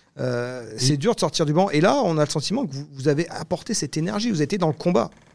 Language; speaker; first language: French; native; French